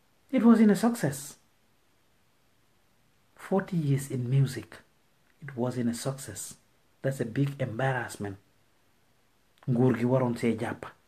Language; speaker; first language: English; non-native, local second language; Wolof